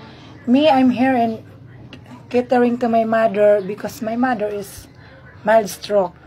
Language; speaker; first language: English; non-native, learner; Filipino